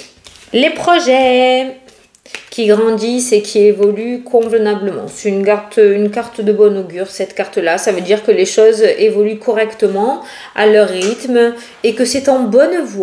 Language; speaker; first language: French; native; French